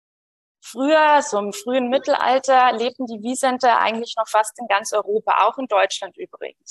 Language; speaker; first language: German; native; German